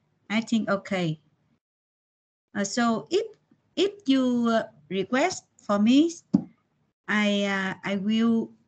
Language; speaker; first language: English; non-native, learner; Vietnamese